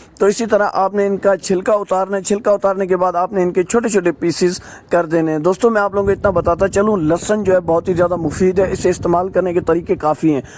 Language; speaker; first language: Urdu; non-native, local second language; Sindhi